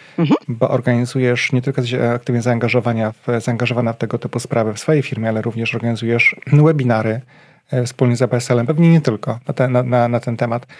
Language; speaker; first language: Polish; native; Polish